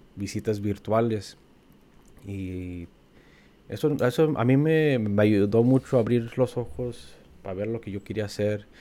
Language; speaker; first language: Spanish; early bilingual, heritage; Spanish